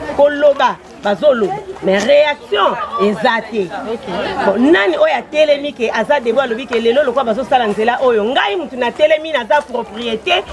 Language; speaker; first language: Lingala; native; Lingala